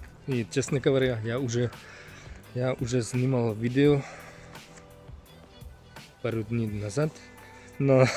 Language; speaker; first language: Russian; non-native, learner; Finnish